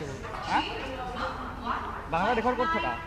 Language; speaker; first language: Hindi; non-native, local second language; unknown